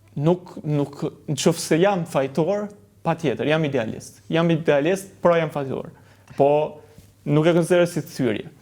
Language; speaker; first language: Albanian; early bilingual, heritage; Albanian